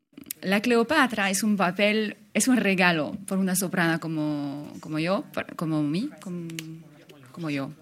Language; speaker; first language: Spanish; non-native, fluent; French